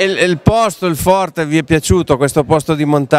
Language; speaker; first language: Italian; native; Italian